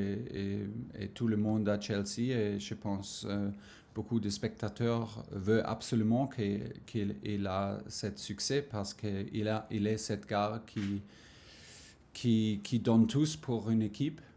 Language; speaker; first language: French; non-native, fluent; German